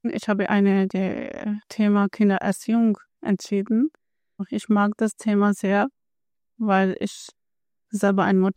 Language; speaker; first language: German; non-native, learner; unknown